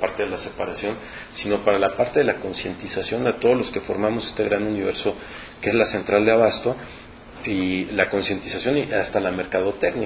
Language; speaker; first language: Spanish; native; Spanish